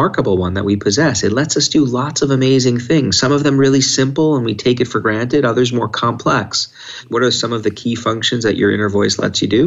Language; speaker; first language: English; native; English